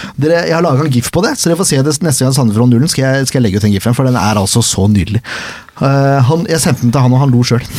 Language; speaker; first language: Norwegian; native; Norwegian